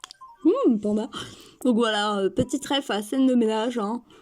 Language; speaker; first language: French; native; French